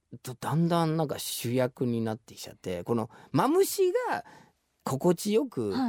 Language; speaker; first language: Japanese; non-native, fluent; English